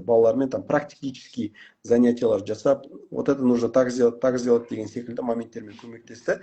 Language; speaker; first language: Russian; non-native, local second language; Kazakh